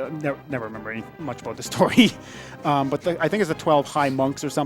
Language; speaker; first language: English; native; English